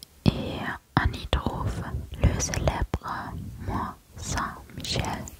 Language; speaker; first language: French; non-native, learner; German